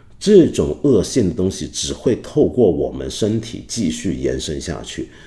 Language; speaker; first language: Chinese; non-native, local second language; Cantonese